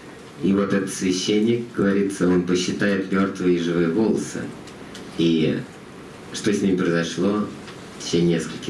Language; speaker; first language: Russian; native; Russian